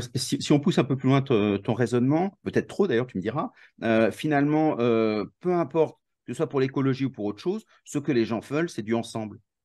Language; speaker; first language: French; native; French